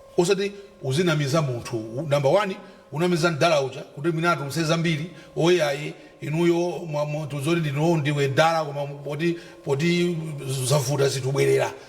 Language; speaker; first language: Nyanja; native; Nyanja